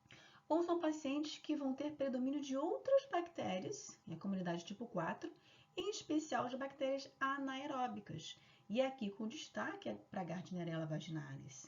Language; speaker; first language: Portuguese; native; Portuguese